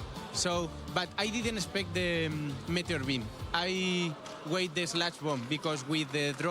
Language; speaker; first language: English; non-native, learner; Spanish